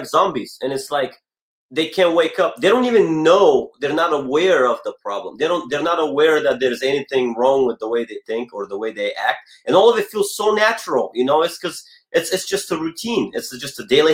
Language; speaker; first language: English; non-native, fluent; Bulgarian